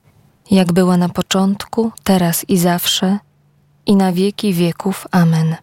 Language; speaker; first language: Polish; native; Polish